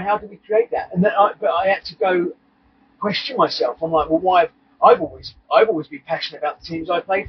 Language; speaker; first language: English; native; English